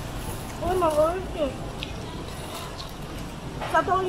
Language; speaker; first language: Japanese; non-native, fluent; Chinese